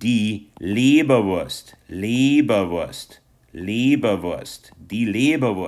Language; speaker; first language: German; non-native, fluent; English